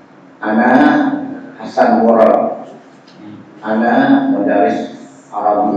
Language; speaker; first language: Arabic; non-native, learner; Malay